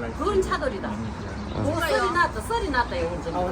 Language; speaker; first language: Korean; non-native, learner; Thai